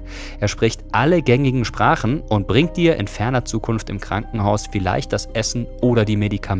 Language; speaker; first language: German; native; German